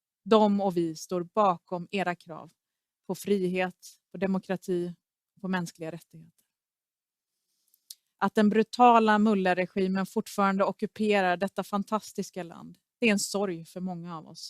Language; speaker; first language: Swedish; early bilingual, other home language; Persian